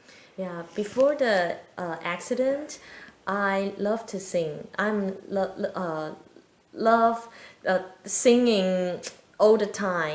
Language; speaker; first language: English; non-native, fluent; Chinese